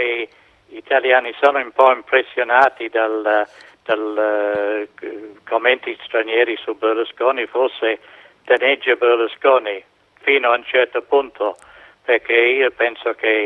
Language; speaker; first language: Italian; non-native, fluent; English